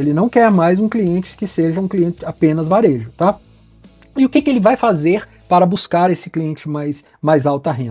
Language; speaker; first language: Portuguese; native; Portuguese